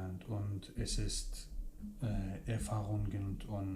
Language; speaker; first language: German; non-native, fluent; Kurdish